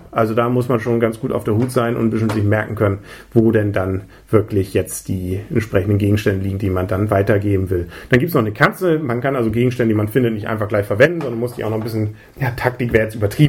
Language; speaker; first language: German; native; German